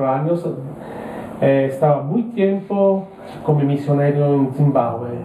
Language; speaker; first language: Spanish; non-native, learner; Italian